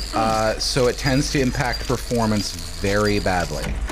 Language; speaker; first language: English; native; English